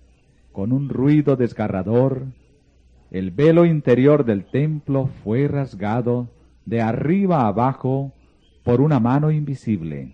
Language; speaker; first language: Spanish; native; Spanish